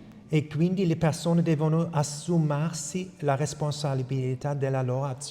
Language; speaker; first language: Italian; non-native, fluent; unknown